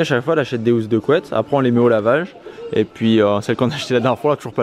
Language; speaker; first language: French; native; French